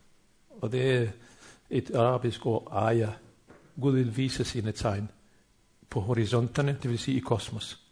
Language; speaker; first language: Swedish; non-native, fluent; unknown